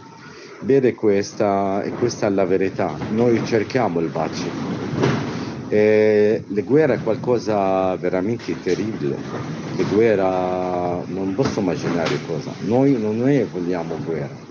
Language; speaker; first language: Italian; non-native, learner; Arabic